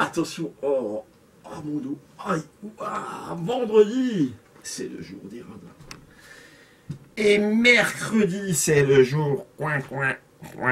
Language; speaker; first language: French; native; French